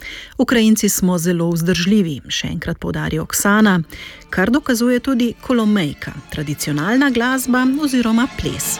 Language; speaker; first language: Slovenian; native; Slovenian